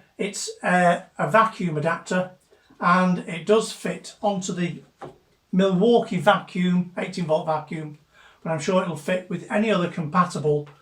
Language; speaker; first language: English; native; English